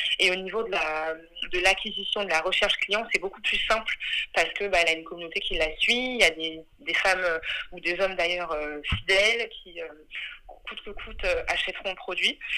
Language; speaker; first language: French; early bilingual, other home language; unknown